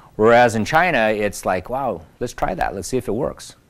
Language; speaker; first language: English; native; English